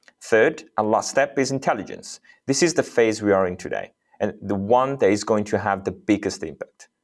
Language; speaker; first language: English; non-native, fluent; Italian